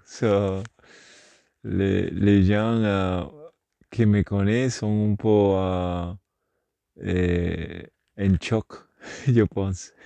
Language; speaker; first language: French; non-native, learner; Spanish